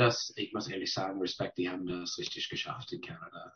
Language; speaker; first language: German; non-native, fluent; English